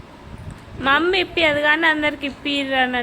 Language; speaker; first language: Telugu; native; Telugu